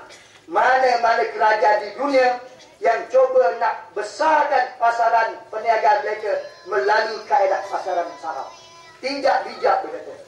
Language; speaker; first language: Malay; native; Malay